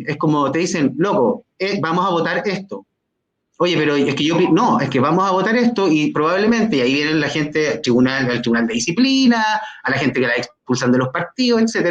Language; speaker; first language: Spanish; native; Spanish